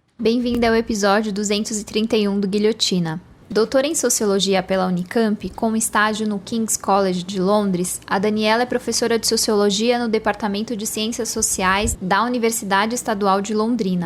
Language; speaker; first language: Portuguese; native; Portuguese